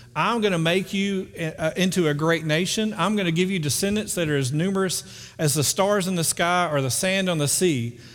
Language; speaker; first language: English; native; English